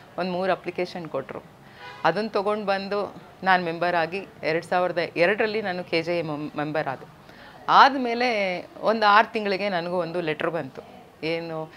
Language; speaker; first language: Kannada; native; Kannada